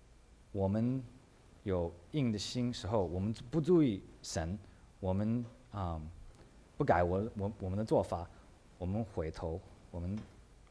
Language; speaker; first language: Chinese; early bilingual, heritage; English